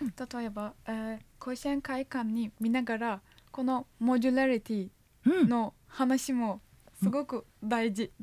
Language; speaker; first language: Japanese; non-native, fluent; Turkish